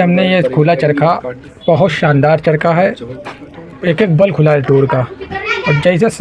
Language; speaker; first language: Hindi; native; Hindi